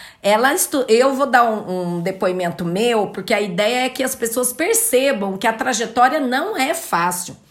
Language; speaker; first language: Portuguese; native; Portuguese